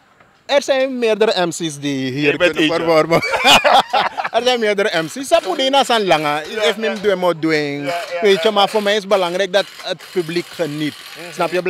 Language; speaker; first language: Dutch; native; Dutch